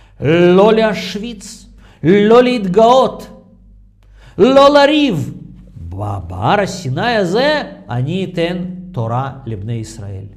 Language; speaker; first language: Hebrew; non-native, fluent; Russian